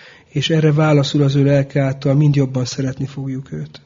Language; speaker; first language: Hungarian; native; Hungarian